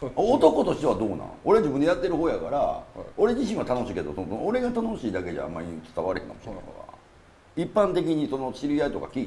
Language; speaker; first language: Japanese; native; Japanese